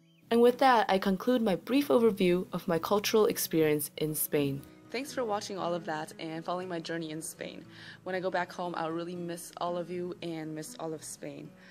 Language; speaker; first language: English; native; English